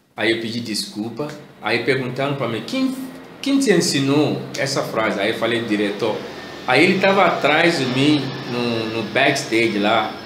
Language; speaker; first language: Portuguese; non-native, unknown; Yoruba